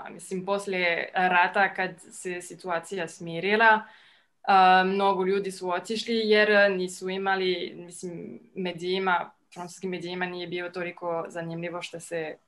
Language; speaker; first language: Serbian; non-native, fluent; French